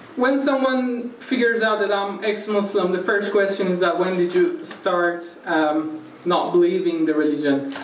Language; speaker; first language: English; non-native, fluent; Persian